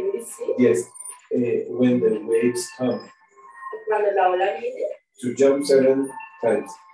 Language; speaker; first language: English; non-native, fluent; Spanish